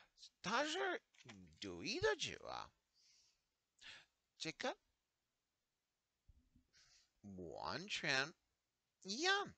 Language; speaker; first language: Chinese; non-native, learner; English